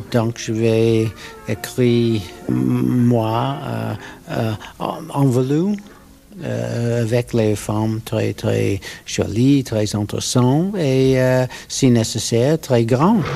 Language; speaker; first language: French; non-native, learner; English